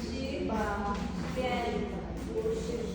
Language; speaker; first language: Chinese; non-native, learner; Filipino